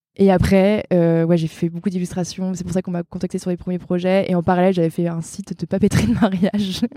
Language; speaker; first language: French; native; French